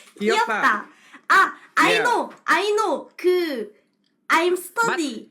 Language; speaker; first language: English; non-native, learner; Korean